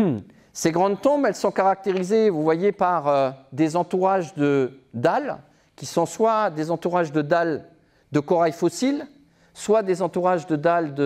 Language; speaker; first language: French; native; French